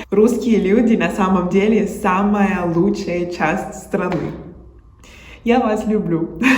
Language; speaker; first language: Russian; non-native, learner; Spanish